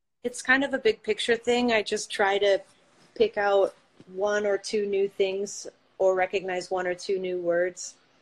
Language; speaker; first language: English; native; English